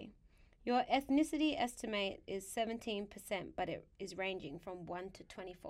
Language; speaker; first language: English; native; English